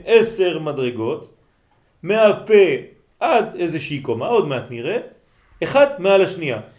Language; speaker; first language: Hebrew; non-native, fluent; French